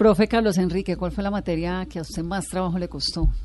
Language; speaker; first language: Spanish; native; Spanish